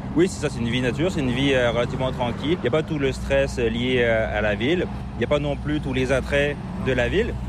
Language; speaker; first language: French; native; French